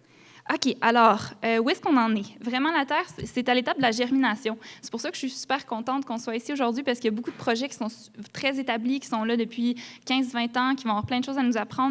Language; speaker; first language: French; native; French